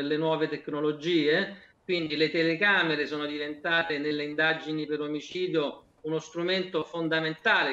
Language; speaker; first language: Italian; native; Italian